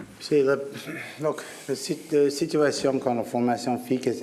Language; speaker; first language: Spanish; non-native, learner; English